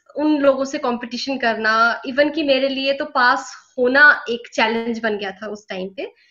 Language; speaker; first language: Hindi; native; Hindi